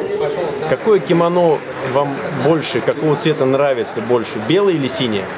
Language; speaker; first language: Russian; native; Russian